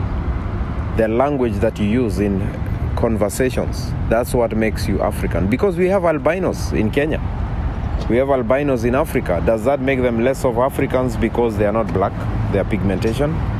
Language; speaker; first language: English; non-native, local second language; Masai